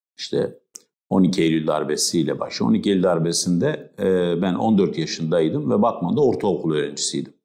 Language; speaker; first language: Turkish; non-native, local second language; Kurdish